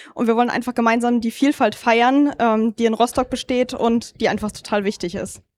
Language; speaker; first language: German; native; German